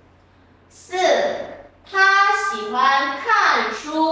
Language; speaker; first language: Chinese; non-native, fluent; Vietnamese